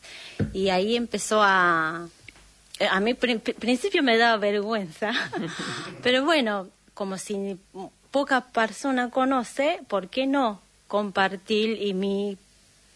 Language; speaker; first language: Spanish; non-native, fluent; Japanese